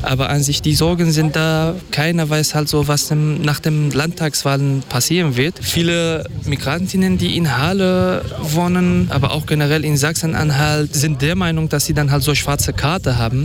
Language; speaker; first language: German; non-native, fluent; Kurdish